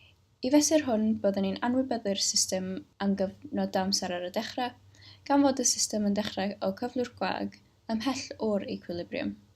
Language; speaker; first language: Welsh; native; Welsh